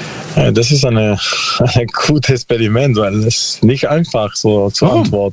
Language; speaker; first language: German; non-native, learner; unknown